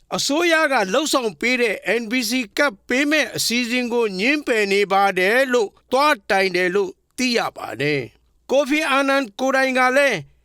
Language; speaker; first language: Burmese; non-native, local second language; Rohingya